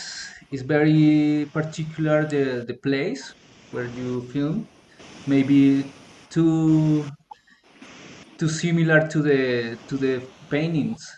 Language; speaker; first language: English; non-native, learner; Spanish